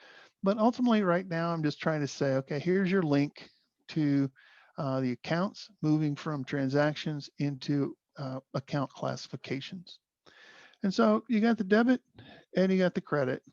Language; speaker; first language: English; native; English